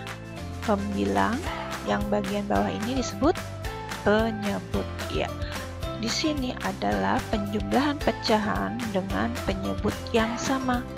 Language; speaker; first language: Indonesian; native; Indonesian